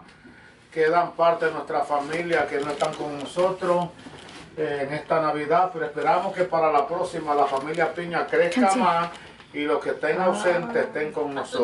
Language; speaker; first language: Spanish; native; Spanish